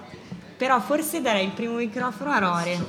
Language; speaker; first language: Italian; native; Italian